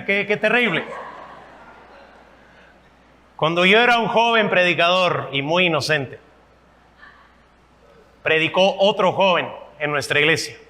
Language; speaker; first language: Spanish; non-native, fluent; English